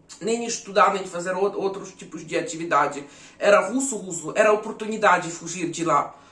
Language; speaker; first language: Portuguese; early bilingual, other home language; Ukrainian